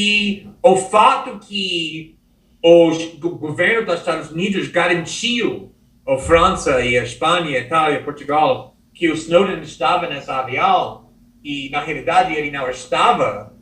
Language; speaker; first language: Portuguese; non-native, fluent; English